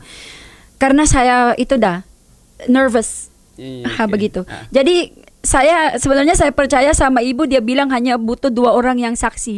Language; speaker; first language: Indonesian; non-native, fluent; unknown